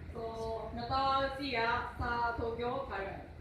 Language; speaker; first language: Cebuano; non-native, learner; Japanese